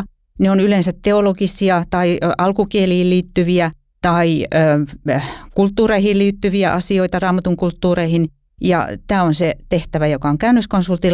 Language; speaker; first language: Finnish; native; Finnish